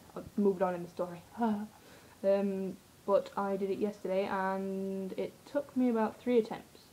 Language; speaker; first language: English; native; English